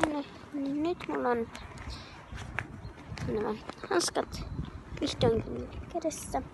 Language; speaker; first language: Finnish; native; Finnish